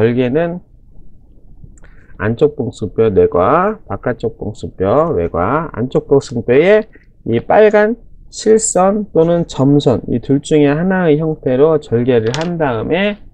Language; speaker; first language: Korean; native; Korean